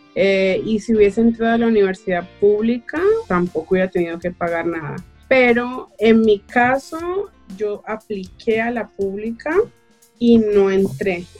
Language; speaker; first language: Spanish; native; Spanish